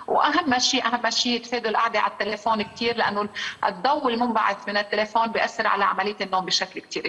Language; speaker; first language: Arabic; native; Arabic